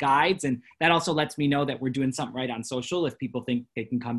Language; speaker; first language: English; native; English